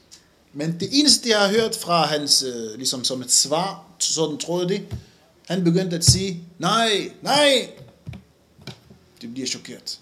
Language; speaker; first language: Danish; non-native, fluent; Arabic